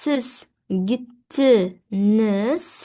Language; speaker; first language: Turkish; non-native, fluent; Uzbek